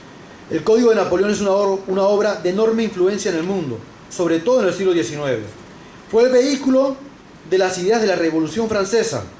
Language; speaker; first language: Spanish; native; Spanish